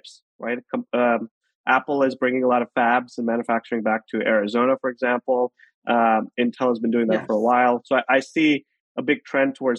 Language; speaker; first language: English; non-native, local second language; Hindi